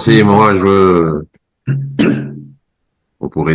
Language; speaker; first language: French; native; French